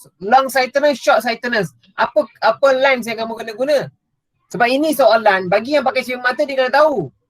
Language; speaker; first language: Malay; non-native, local second language; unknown